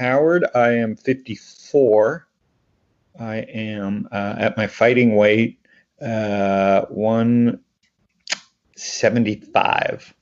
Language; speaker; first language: English; native; English